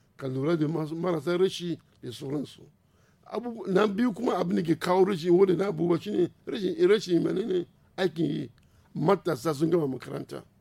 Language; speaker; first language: Hausa; non-native, local second language; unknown